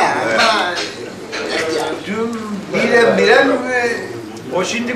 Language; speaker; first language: Turkish; early bilingual, heritage; Turkish